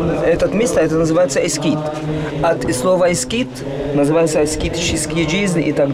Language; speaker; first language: Russian; non-native, learner; Arabic